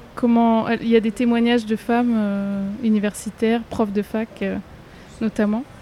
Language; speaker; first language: French; native; French